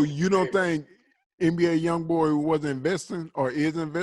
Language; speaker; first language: English; native; English